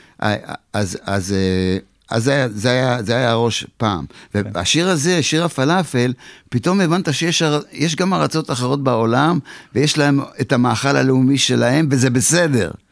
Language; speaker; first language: Hebrew; early bilingual, other home language; Polish